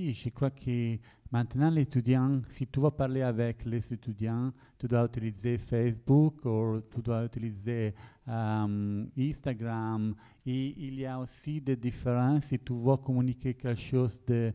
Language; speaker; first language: French; non-native, learner; Italian